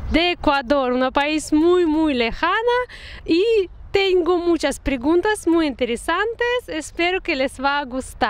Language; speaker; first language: Spanish; non-native, fluent; Russian